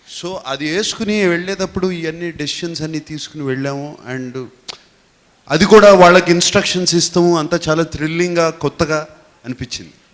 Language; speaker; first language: Telugu; native; Telugu